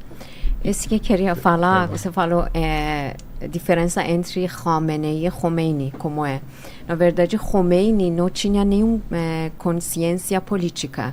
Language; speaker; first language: Portuguese; non-native, fluent; Persian